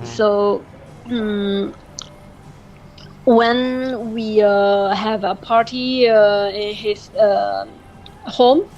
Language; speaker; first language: English; non-native, learner; French